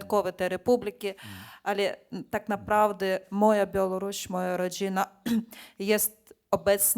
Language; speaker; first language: Polish; non-native, fluent; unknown